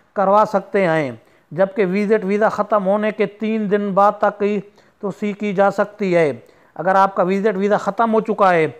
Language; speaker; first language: Urdu; non-native, local second language; Saraiki